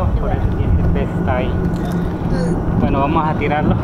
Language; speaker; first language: Spanish; early bilingual, heritage; Spanish